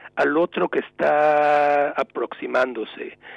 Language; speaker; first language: Spanish; native; Spanish